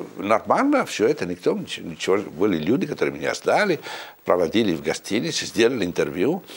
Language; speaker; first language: Russian; non-native, fluent; Italian